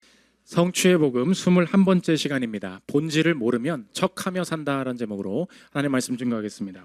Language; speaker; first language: Korean; native; Korean